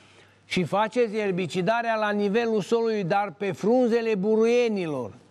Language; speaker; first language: Romanian; native; Romanian